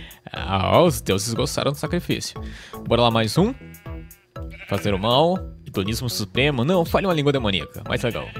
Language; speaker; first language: Portuguese; native; Portuguese